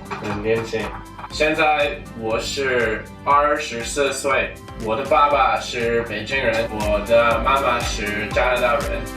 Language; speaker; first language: Chinese; non-native, learner; English